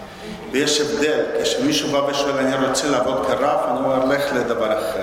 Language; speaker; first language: Hebrew; non-native, fluent; Spanish